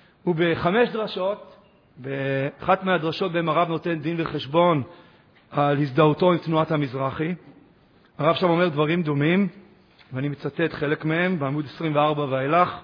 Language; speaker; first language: Hebrew; native; Hebrew